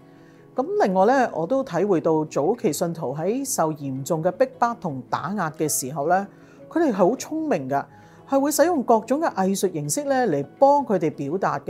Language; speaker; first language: Chinese; native; Chinese